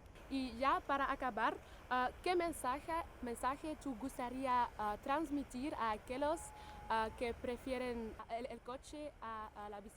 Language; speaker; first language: Spanish; non-native, learner; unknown